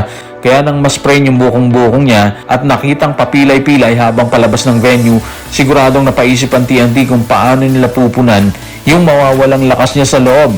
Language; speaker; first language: Filipino; native; Filipino